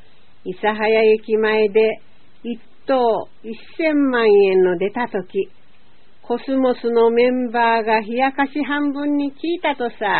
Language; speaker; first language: Japanese; native; Japanese